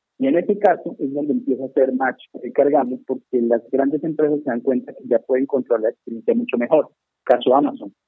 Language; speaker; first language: Spanish; native; Spanish